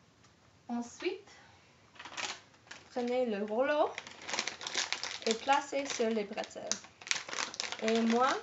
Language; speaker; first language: French; non-native, learner; English